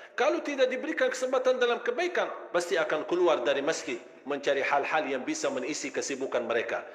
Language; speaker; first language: Malay; non-native, fluent; Arabic